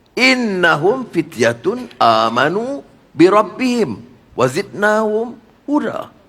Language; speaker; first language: Malay; native; Malay